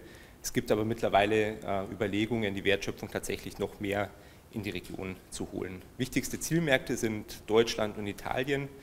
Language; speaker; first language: German; native; German